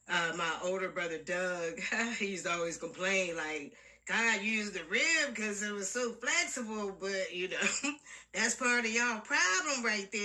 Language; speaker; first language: English; native; English